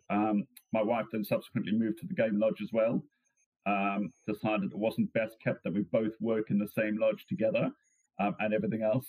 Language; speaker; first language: English; native; English